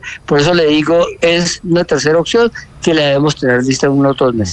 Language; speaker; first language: Spanish; native; Spanish